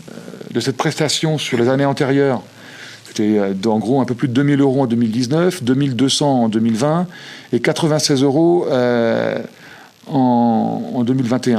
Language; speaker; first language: French; native; French